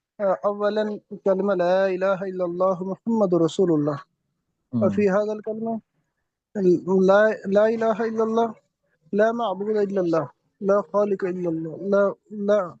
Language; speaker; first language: Arabic; non-native, learner; Urdu